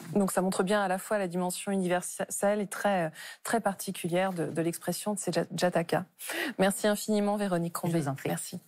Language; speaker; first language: French; native; French